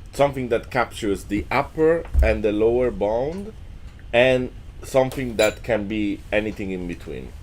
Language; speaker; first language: English; non-native, fluent; Italian